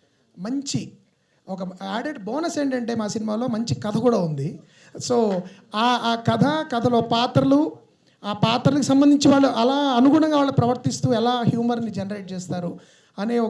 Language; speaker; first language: Telugu; native; Telugu